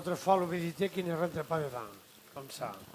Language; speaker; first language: French; non-native, fluent; Catalan